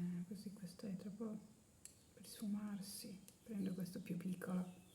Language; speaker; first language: Italian; non-native, learner; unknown